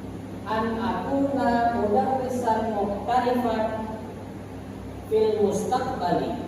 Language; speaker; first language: Arabic; non-native, learner; Indonesian